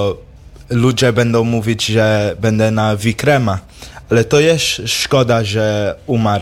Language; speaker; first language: Polish; early bilingual, heritage; English